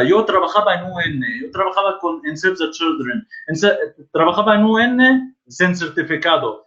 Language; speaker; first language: Spanish; non-native, fluent; Arabic